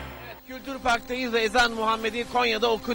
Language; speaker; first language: Turkish; native; Turkish